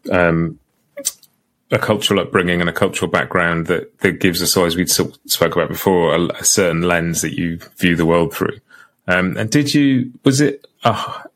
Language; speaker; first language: English; native; English